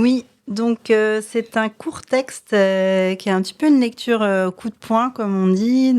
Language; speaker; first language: French; native; French